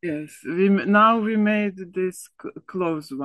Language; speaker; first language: English; non-native, learner; Serbian